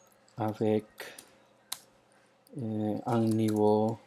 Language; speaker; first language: French; non-native, fluent; Spanish